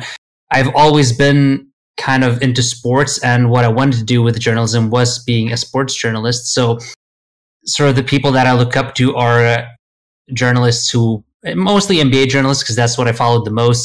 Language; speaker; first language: English; non-native, fluent; Swedish